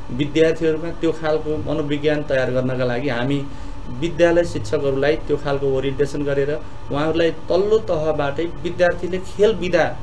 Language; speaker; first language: Nepali; native; Nepali